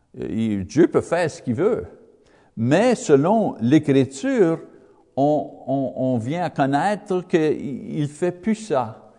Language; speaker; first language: French; non-native, learner; English